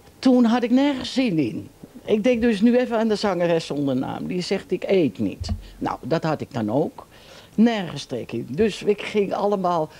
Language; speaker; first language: Dutch; native; Dutch